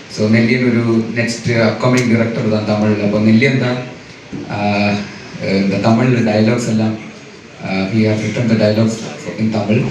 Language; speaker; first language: Tamil; non-native, local second language; Malayalam